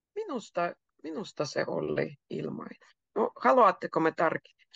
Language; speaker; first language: Finnish; native; Finnish